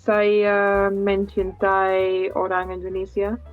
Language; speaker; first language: Indonesian; non-native, learner; English